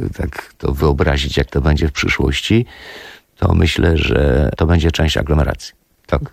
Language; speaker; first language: Polish; native; Polish